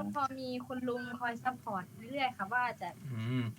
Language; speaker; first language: Thai; native; Thai